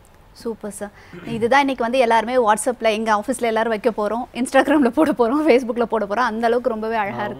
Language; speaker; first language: Tamil; native; Tamil